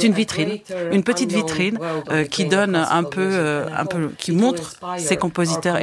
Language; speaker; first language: French; non-native, fluent; Ukrainian